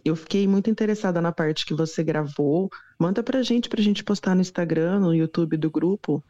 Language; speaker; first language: Portuguese; native; Portuguese